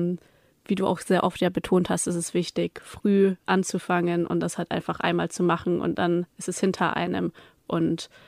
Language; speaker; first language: German; native; German